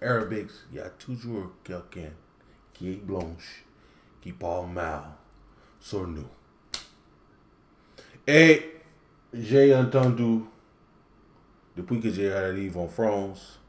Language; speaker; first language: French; non-native, learner; English